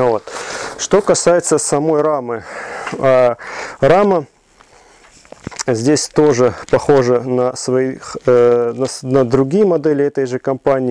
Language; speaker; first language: Russian; native; Russian